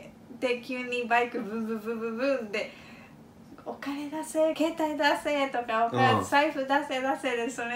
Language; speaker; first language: Japanese; non-native, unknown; Spanish